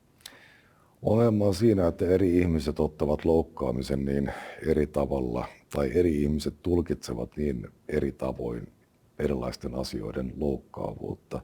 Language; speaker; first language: Finnish; native; Finnish